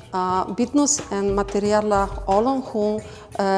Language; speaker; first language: Mongolian; non-native, fluent; Polish